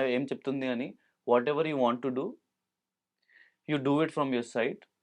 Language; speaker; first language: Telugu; non-native, local second language; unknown